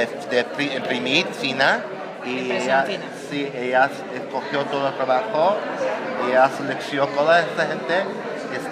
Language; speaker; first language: Spanish; non-native, learner; English